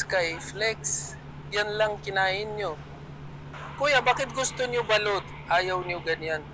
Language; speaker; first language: Filipino; non-native, learner; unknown